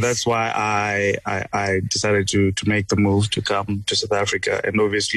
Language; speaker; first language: English; non-native, local second language; Shona